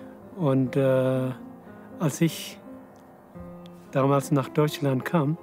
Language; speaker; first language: German; non-native, fluent; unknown